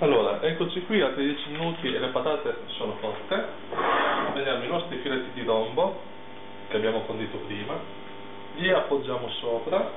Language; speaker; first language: Italian; native; Italian